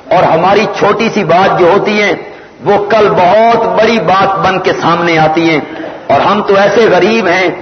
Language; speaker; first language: Urdu; non-native, local second language; Punjabi